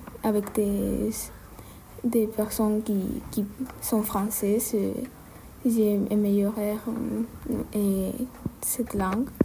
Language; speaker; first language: French; non-native, learner; Spanish